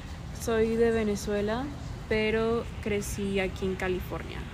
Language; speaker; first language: Spanish; early bilingual, other home language; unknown